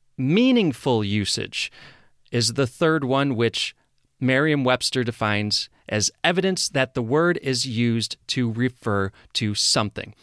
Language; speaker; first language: English; native; English